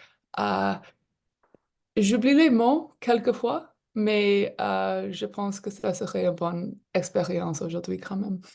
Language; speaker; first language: French; non-native, local second language; English